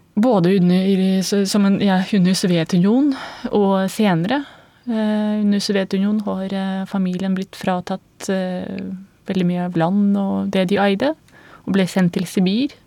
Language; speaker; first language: Norwegian; non-native, fluent; Russian